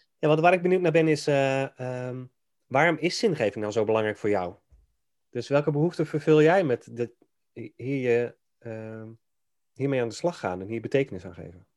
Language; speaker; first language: Dutch; native; Dutch